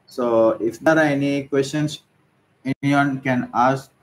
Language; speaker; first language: English; non-native, local second language; Sinhala